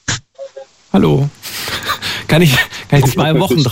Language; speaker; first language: German; native; German